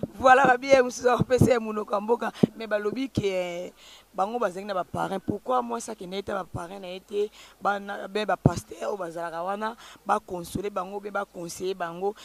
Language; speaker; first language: Lingala; native; Lingala